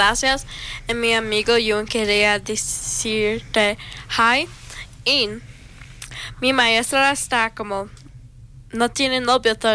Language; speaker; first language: Spanish; early bilingual, other home language; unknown